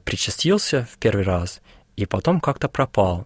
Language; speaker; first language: Russian; non-native, fluent; English